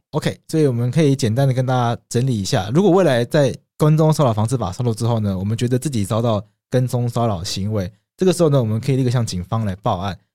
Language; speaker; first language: Chinese; native; Chinese